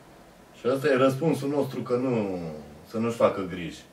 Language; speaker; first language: Romanian; native; Romanian